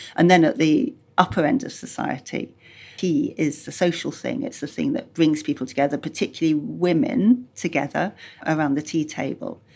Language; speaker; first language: English; native; English